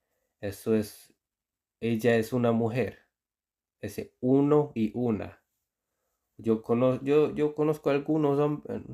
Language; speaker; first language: Spanish; non-native, fluent; Icelandic